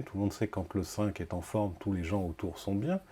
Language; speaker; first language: French; native; French